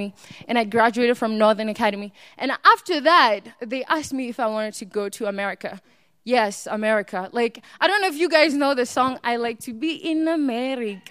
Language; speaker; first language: English; non-native, local second language; Northern Sotho